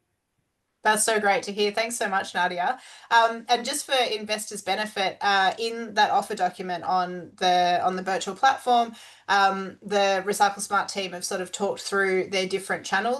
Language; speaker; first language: English; native; English